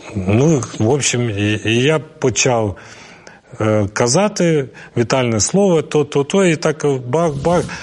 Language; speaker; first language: Ukrainian; non-native, local second language; Russian